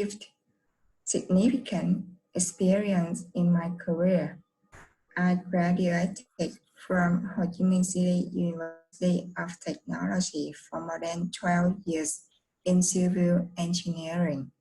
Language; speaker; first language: English; non-native, learner; Vietnamese